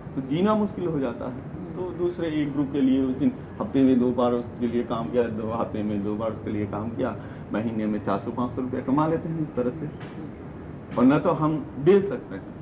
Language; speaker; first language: Hindi; non-native, local second language; Manipuri